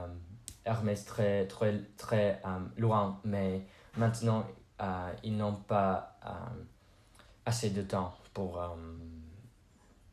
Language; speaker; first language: French; non-native, learner; English